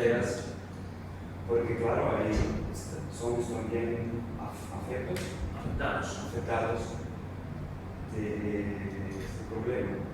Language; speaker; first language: Spanish; non-native, learner; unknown